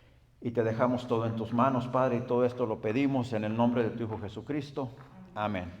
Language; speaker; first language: Spanish; native; Spanish